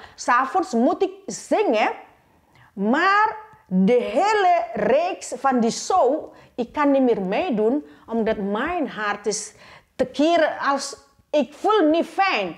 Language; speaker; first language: Dutch; non-native, learner; Indonesian